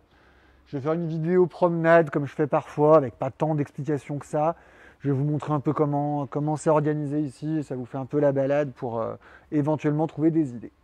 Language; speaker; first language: French; native; French